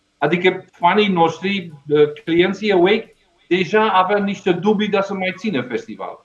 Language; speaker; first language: Romanian; non-native, fluent; Dutch